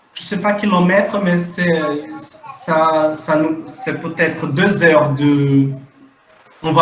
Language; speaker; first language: French; non-native, fluent; Portuguese